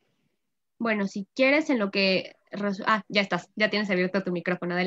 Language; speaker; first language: Spanish; native; Spanish